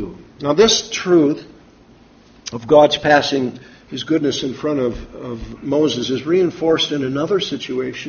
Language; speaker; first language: English; native; English